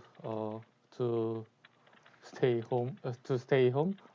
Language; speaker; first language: English; non-native, learner; Korean